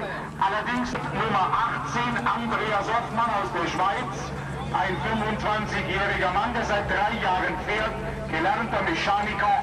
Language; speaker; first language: German; native; German